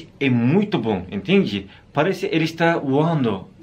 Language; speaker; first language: Portuguese; non-native, learner; Turkish